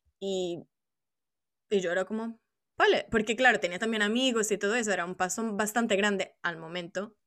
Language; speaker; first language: Spanish; non-native, fluent; Italian